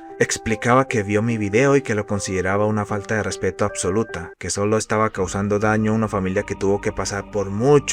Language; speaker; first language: Spanish; native; Spanish